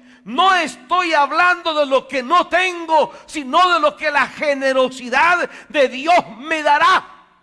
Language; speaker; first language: Spanish; native; Spanish